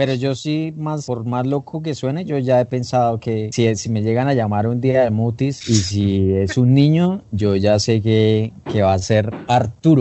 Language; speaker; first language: Spanish; native; Spanish